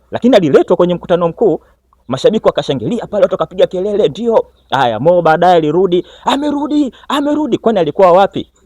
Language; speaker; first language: Swahili; native; Swahili